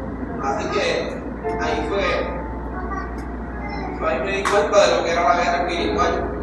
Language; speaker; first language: Spanish; native; Spanish